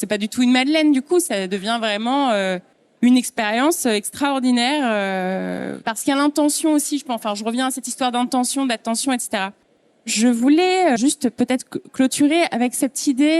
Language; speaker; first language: French; native; French